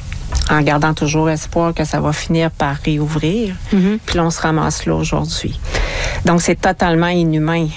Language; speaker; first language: French; native; French